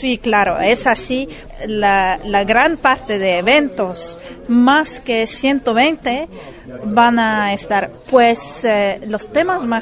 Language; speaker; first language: Spanish; non-native, fluent; German